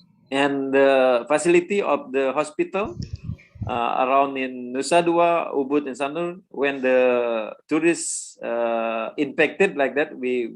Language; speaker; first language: English; non-native, learner; Indonesian